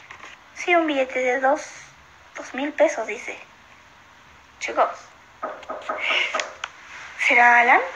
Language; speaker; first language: Spanish; native; Spanish